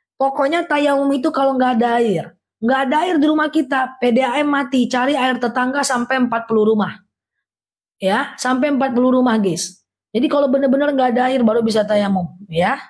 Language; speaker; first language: Indonesian; non-native, local second language; Minangkabau